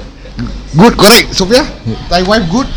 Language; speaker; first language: English; non-native, local second language; Malay